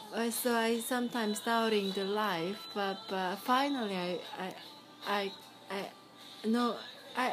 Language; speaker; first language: English; non-native, learner; Korean